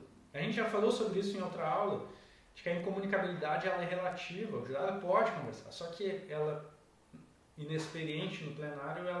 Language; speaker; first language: Portuguese; native; Portuguese